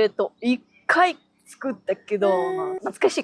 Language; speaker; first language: Japanese; non-native, learner; Ukrainian